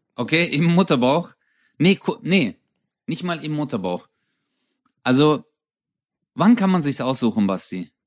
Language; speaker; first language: German; early bilingual, other home language; Turkish